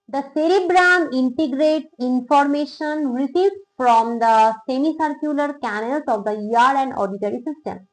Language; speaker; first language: English; non-native, local second language; Bangla